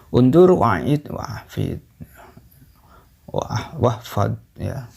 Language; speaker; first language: Arabic; non-native, fluent; Indonesian